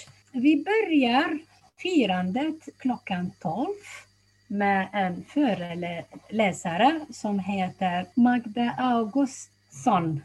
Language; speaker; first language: Swedish; non-native, fluent; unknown